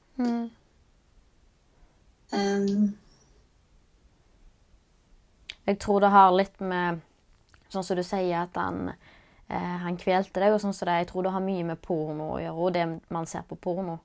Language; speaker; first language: Norwegian; native; Norwegian